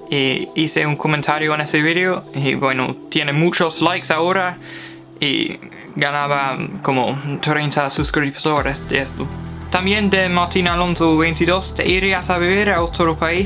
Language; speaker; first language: Spanish; non-native, fluent; English